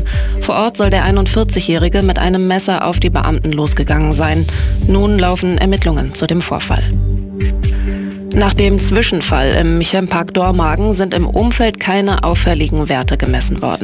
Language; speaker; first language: German; native; German